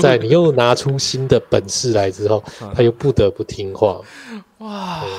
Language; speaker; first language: Chinese; native; Chinese